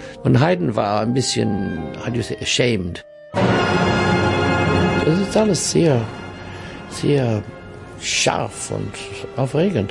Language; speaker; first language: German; non-native, fluent; English